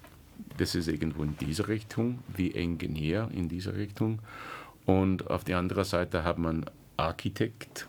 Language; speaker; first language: German; non-native, learner; English